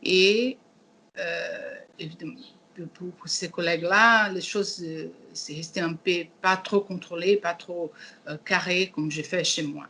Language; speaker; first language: French; non-native, learner; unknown